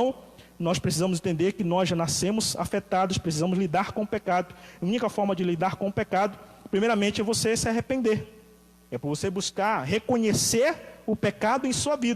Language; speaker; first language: Portuguese; native; Portuguese